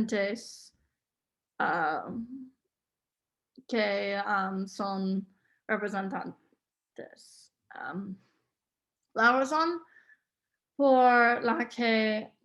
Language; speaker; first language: Spanish; non-native, learner; English